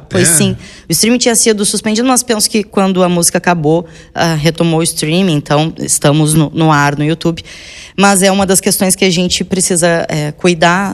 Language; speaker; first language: Portuguese; native; Portuguese